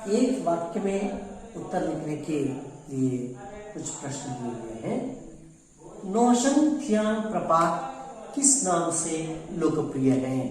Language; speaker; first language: Hindi; non-native, local second language; Kannada